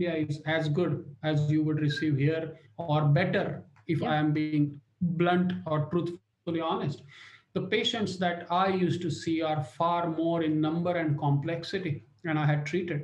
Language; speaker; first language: English; non-native, local second language; Marathi